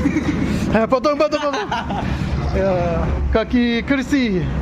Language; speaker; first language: Indonesian; non-native, learner; English